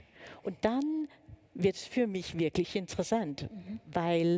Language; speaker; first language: German; non-native, fluent; Danish